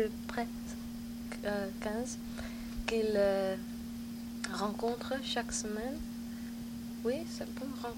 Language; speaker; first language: French; non-native, learner; Dutch